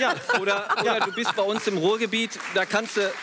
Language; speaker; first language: German; native; German